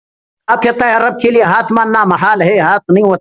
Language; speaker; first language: Hindi; non-native, learner; Pashto